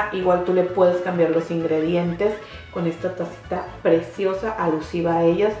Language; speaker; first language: Spanish; native; Spanish